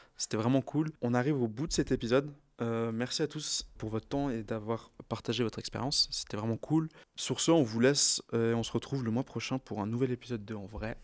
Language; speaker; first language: French; native; French